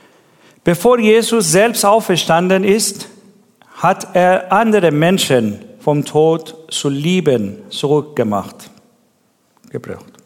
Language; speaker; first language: German; non-native, learner; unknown